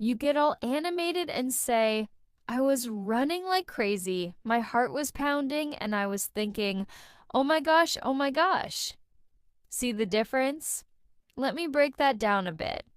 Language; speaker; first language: English; non-native, fluent; Spanish